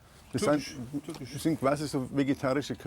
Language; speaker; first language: German; native; German